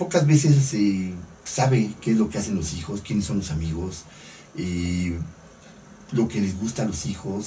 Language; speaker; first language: Spanish; native; Spanish